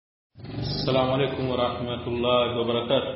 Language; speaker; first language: Arabic; non-native, fluent; Swahili